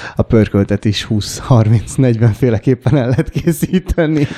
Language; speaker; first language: Hungarian; native; Hungarian